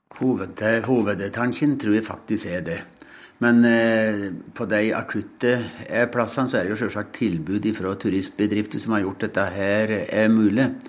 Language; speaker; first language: Norwegian; native; Norwegian